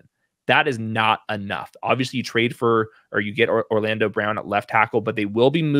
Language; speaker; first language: English; native; English